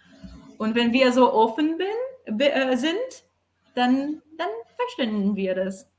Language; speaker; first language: German; non-native, fluent; Portuguese